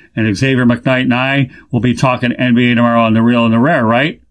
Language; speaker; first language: English; native; English